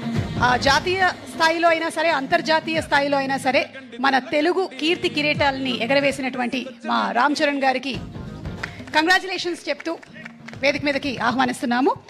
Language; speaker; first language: Telugu; native; Telugu